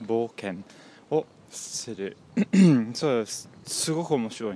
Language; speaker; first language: Japanese; non-native, learner; English